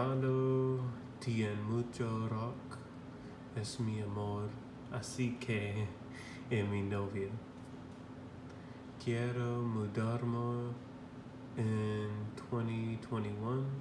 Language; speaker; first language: Spanish; non-native, learner; English